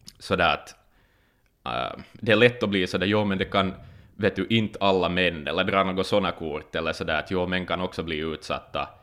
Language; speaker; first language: Swedish; native; Swedish